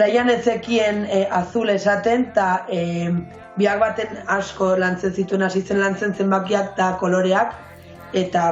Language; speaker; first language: Basque; non-native, local second language; Spanish